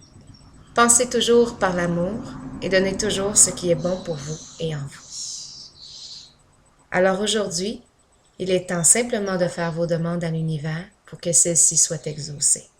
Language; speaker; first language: French; native; French